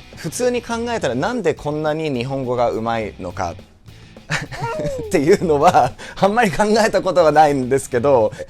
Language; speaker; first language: Japanese; non-native, fluent; English